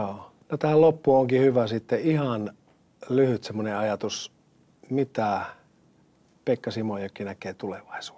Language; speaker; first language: Finnish; native; Finnish